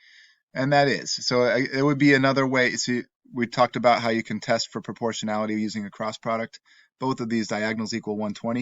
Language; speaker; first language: English; native; English